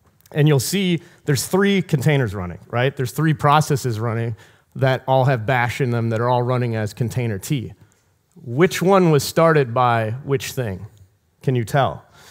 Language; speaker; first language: English; native; English